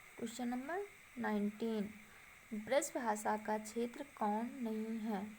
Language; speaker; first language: Hindi; native; Hindi